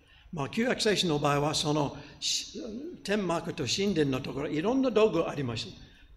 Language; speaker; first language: Japanese; non-native, fluent; English